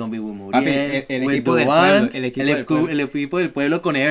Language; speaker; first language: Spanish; early bilingual, heritage; Spanish